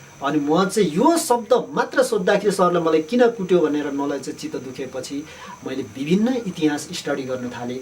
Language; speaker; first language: Nepali; non-native, local second language; Limbu